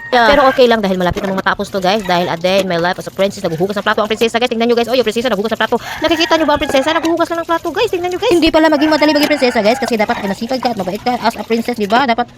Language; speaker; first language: Filipino; non-native, local second language; Cebuano